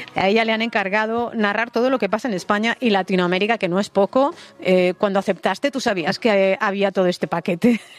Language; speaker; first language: Spanish; native; Spanish